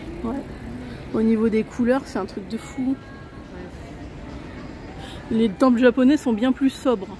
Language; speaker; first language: French; native; French